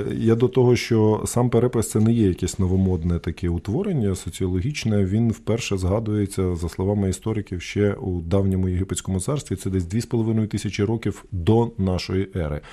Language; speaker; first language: Ukrainian; native; Ukrainian